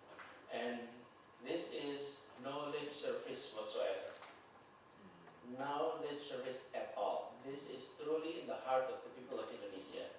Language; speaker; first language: English; non-native, fluent; Indonesian